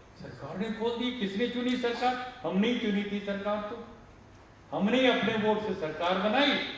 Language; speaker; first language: Hindi; non-native, local second language; Telugu